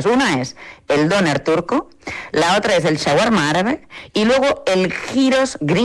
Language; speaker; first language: Spanish; native; Spanish